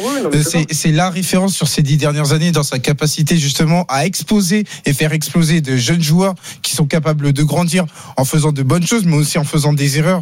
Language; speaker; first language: French; native; French